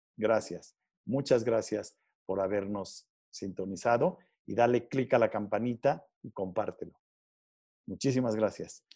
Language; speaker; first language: Spanish; native; Spanish